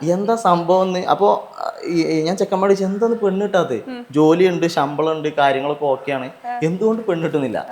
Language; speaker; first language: Malayalam; native; Malayalam